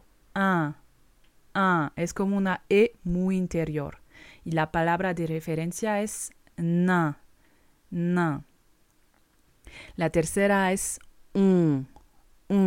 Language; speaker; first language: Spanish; non-native, fluent; French